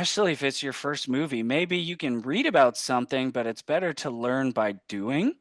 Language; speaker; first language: English; native; English